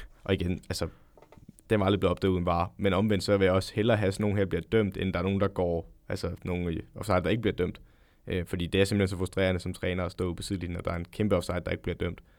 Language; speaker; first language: Danish; native; Danish